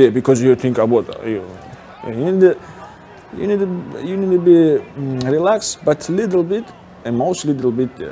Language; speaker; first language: English; non-native, learner; Russian